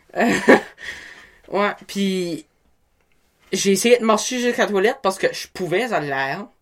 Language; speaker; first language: French; native; French